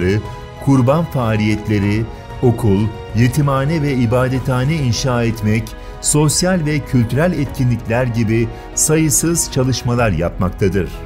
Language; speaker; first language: Turkish; native; Turkish